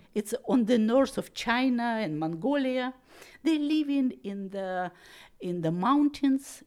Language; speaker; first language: English; non-native, learner; Russian